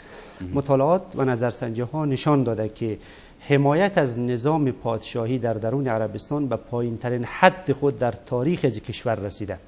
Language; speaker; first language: Persian; native; Persian